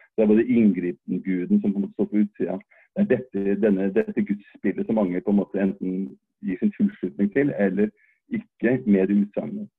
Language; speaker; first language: Norwegian; native; Norwegian